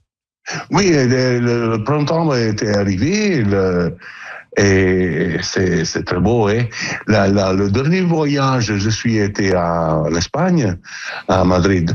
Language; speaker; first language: French; non-native, fluent; Italian